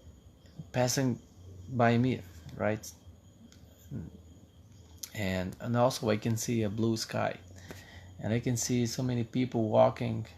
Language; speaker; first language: English; non-native, fluent; Portuguese